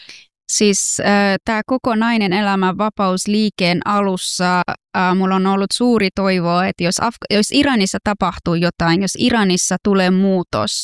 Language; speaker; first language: Finnish; non-native, fluent; Persian